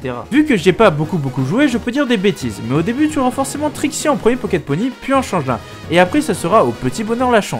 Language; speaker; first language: French; native; French